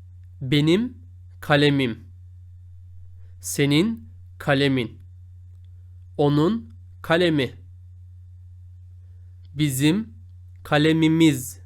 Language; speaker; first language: Turkish; native; Turkish